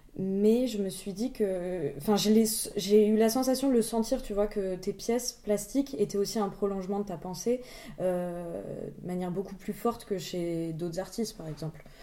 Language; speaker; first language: French; native; French